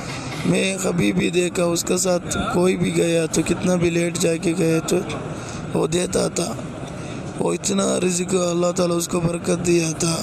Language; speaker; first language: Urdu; non-native, fluent; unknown